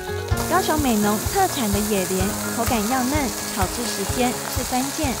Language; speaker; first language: Chinese; native; Chinese